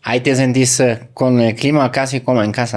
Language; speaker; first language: Spanish; native; Spanish